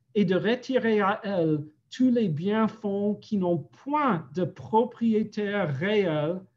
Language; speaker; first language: French; non-native, fluent; English